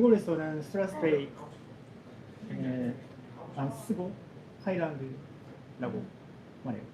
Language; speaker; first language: Korean; non-native, learner; Japanese